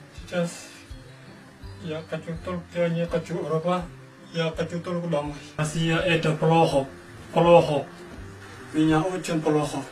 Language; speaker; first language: Russian; non-native, learner; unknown